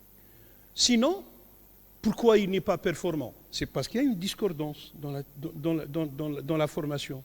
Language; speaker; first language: French; non-native, local second language; Kabyle